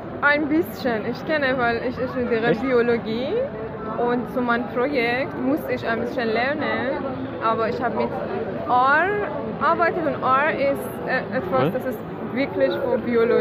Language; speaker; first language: German; non-native, learner; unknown